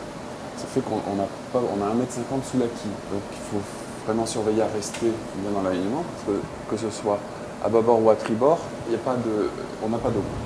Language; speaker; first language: French; native; French